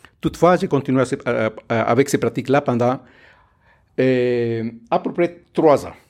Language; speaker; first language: French; non-native, fluent; Spanish